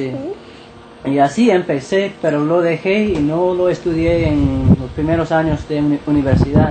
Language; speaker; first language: Spanish; non-native, fluent; English